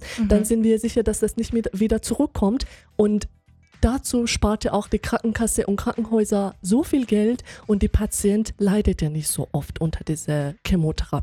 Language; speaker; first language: German; non-native, fluent; Persian